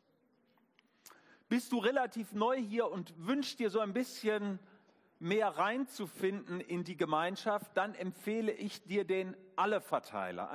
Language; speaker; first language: German; native; German